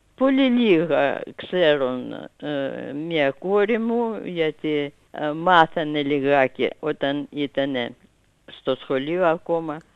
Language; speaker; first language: Greek; non-native, fluent; Russian